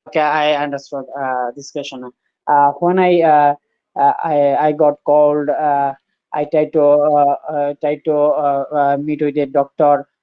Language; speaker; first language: English; non-native, learner; Bangla